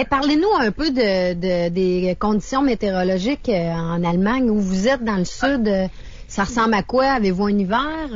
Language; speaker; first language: French; native; French